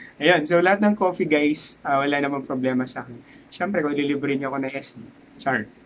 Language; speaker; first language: Filipino; non-native, local second language; Cebuano